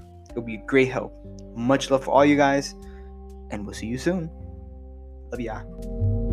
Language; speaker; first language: English; native; English